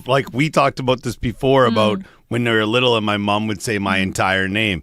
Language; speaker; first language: English; native; English